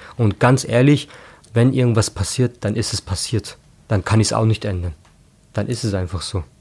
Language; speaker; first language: German; early bilingual, other home language; Turkish